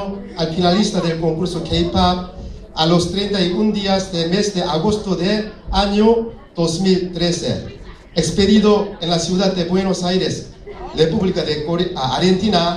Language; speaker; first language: Spanish; non-native, local second language; Korean